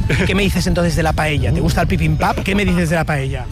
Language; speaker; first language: Spanish; native; Spanish